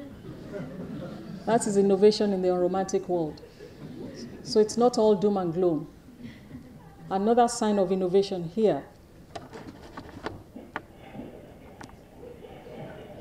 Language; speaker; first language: English; non-native, local second language; Yoruba